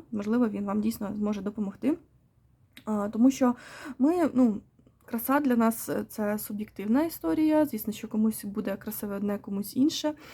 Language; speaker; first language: Ukrainian; non-native, local second language; Russian